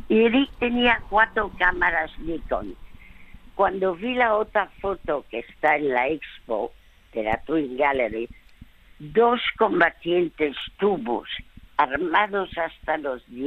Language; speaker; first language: Spanish; early bilingual, other home language; French